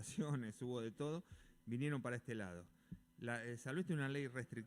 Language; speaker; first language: Spanish; native; Spanish